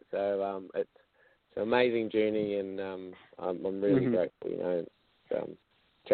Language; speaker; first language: English; native; English